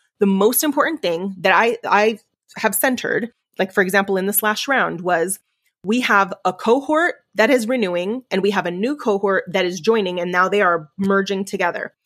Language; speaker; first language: English; early bilingual, other home language; Spanish